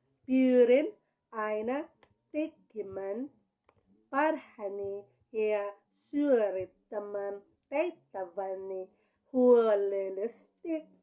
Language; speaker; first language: Finnish; non-native, learner; Cebuano